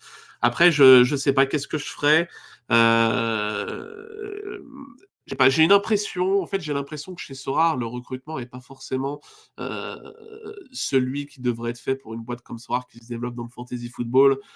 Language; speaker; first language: French; native; French